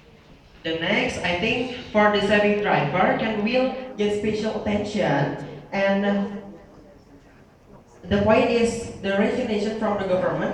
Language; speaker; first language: English; non-native, learner; Indonesian